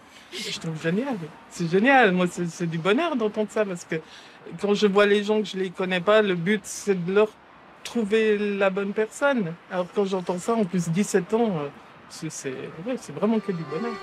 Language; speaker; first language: French; native; French